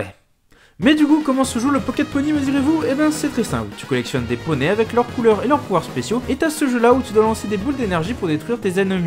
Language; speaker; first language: French; native; French